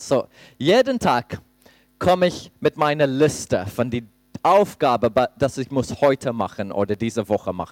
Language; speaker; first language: German; non-native, fluent; English